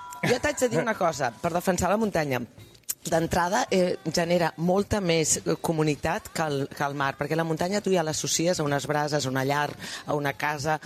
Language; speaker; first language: Catalan; native; Catalan